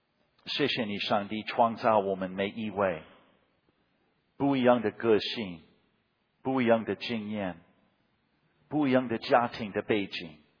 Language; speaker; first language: Chinese; non-native, fluent; English